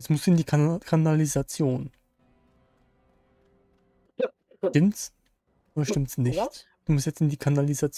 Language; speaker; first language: German; native; German